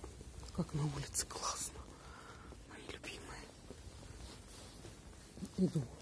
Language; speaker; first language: Russian; native; Russian